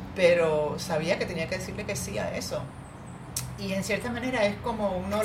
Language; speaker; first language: Spanish; native; Spanish